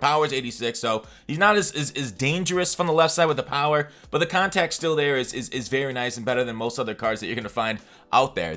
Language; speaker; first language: English; native; English